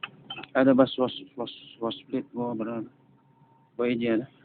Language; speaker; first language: Arabic; non-native, learner; Filipino